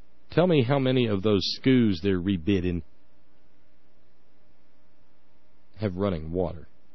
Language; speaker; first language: English; native; English